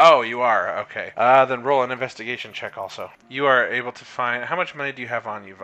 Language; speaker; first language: English; native; English